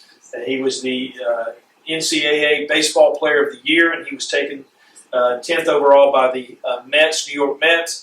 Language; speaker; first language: English; native; English